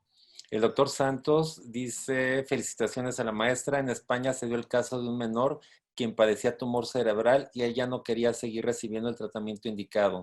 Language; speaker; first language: Spanish; native; Spanish